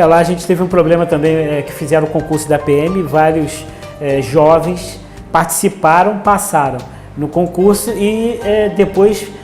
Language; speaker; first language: Portuguese; native; Portuguese